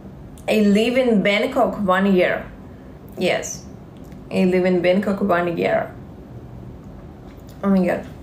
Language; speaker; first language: English; non-native, learner; Russian